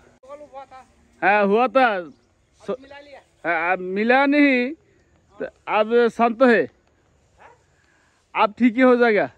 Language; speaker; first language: Hindi; non-native, learner; Bangla